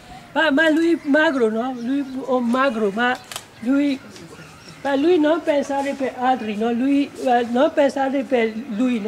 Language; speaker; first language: Italian; non-native, learner; Burmese